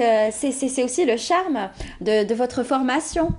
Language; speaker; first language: French; native; French